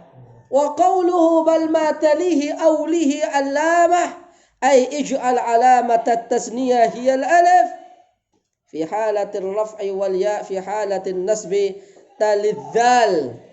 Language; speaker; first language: Arabic; non-native, fluent; Indonesian